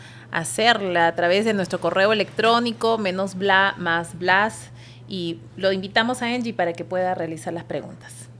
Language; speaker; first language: Spanish; native; Spanish